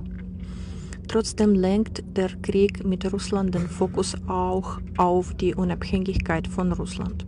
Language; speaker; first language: German; non-native, fluent; Ukrainian